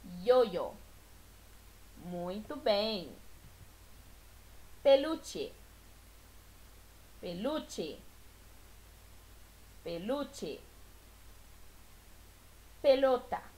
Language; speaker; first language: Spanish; non-native, fluent; Portuguese